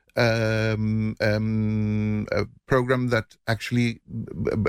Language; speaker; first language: English; non-native, fluent; Spanish